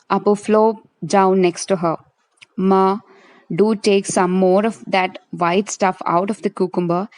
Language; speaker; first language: English; non-native, local second language; Malayalam